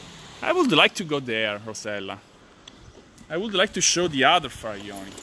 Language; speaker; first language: English; non-native, fluent; Italian